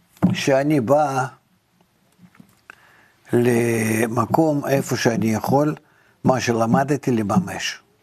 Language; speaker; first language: Hebrew; non-native, fluent; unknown